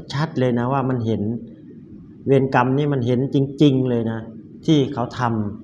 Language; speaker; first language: Thai; native; Thai